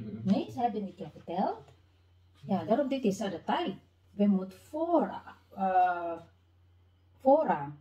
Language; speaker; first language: Dutch; non-native, learner; Filipino